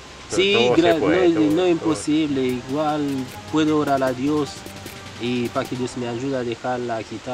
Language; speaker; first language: Spanish; non-native, local second language; Haitian Creole